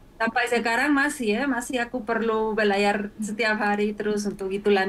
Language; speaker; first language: Indonesian; non-native, fluent; Spanish